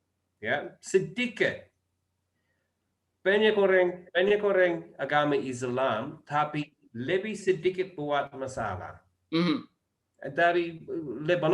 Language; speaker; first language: Indonesian; non-native, learner; English